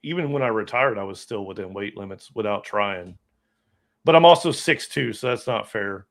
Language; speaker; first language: English; native; English